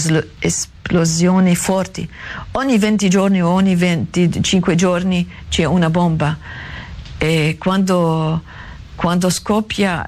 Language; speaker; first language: Italian; non-native, learner; Arabic